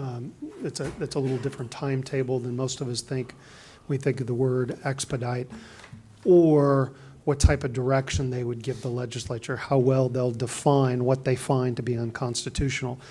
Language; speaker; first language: English; native; English